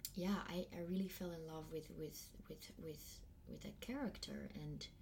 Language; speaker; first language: English; non-native, fluent; Dutch